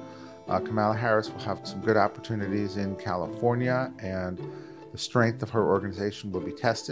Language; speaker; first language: English; native; English